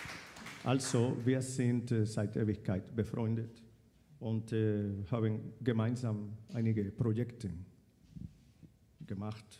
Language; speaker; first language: German; non-native, fluent; Spanish